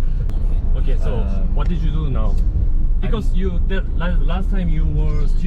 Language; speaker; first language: English; non-native, learner; Korean